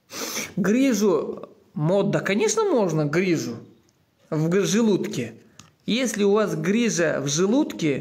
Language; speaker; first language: Russian; non-native, local second language; Uzbek